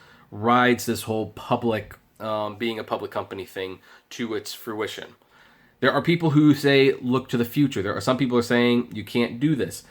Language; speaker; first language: English; native; English